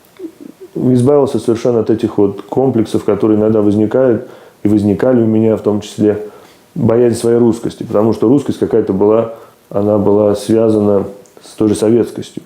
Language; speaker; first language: Russian; native; Russian